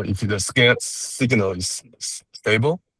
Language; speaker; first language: English; non-native, learner; Chinese